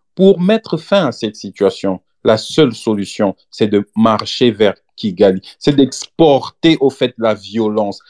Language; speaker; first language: French; non-native, local second language; Lingala